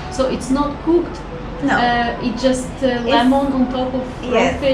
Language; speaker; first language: English; non-native, fluent; Ukrainian